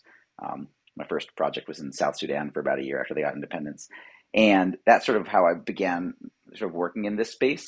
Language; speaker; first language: English; native; English